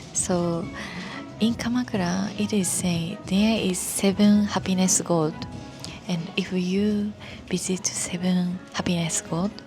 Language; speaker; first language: English; non-native, learner; Japanese